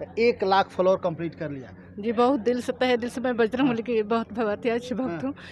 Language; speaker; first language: Hindi; native; Hindi